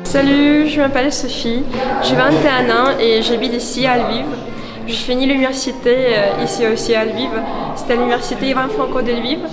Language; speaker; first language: French; non-native, fluent; Ukrainian